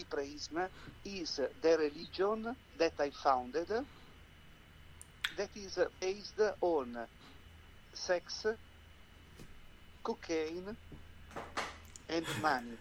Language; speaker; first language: English; non-native, learner; Italian